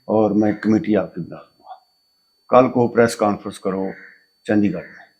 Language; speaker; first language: Hindi; non-native, local second language; Punjabi